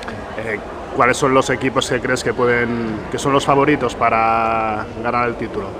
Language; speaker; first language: Spanish; native; Spanish